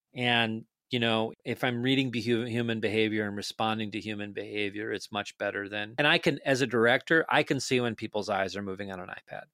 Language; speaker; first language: English; native; English